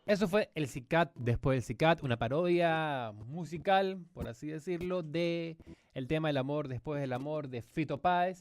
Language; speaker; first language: Spanish; native; Spanish